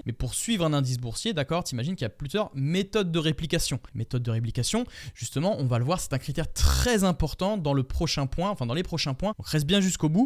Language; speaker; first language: French; native; French